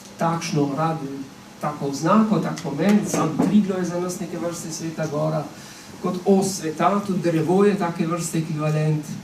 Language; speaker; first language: Slovenian; native; Slovenian